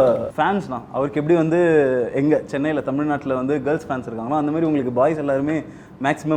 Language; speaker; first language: Tamil; native; Tamil